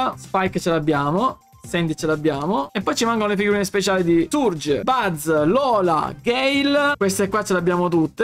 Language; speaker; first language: Italian; native; Italian